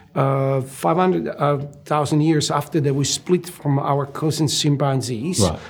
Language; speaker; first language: English; non-native, fluent; Italian